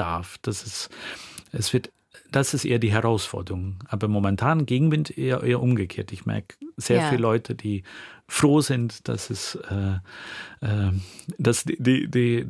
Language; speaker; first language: German; non-native, fluent; Dutch